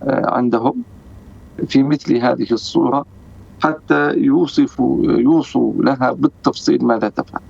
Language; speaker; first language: Arabic; native; Arabic